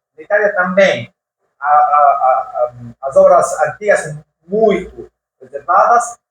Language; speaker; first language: Portuguese; non-native, learner; Italian